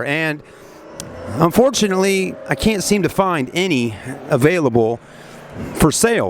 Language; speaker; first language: English; native; English